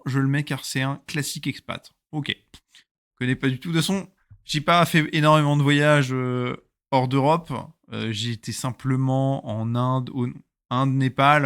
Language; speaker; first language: French; native; French